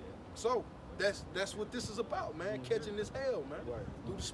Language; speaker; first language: English; native; English